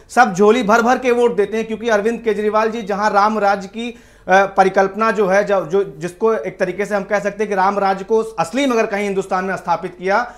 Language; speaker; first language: Hindi; native; Hindi